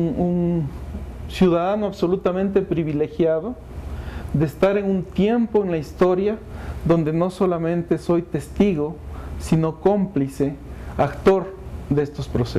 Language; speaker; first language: Spanish; native; Spanish